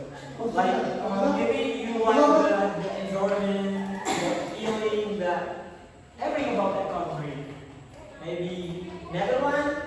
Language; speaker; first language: English; non-native, learner; Indonesian